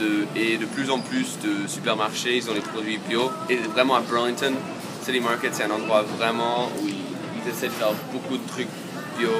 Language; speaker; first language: French; non-native, fluent; English